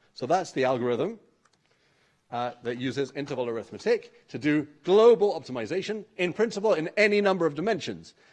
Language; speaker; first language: English; native; English